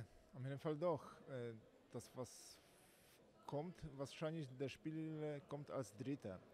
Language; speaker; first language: German; non-native, fluent; Polish